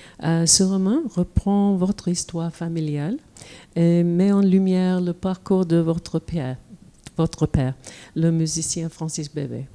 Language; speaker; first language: French; non-native, fluent; English